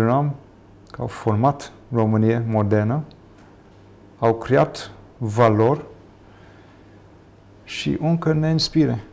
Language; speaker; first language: Romanian; non-native, fluent; English